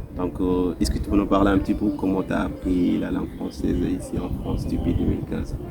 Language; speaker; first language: French; non-native, fluent; Arabic